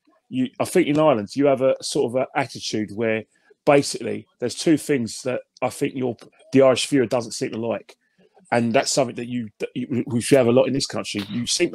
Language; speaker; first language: English; native; English